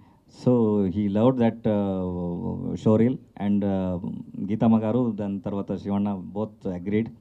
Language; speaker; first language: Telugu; non-native, local second language; Kannada